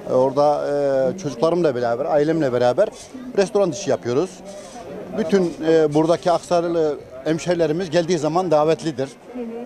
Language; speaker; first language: Turkish; native; Turkish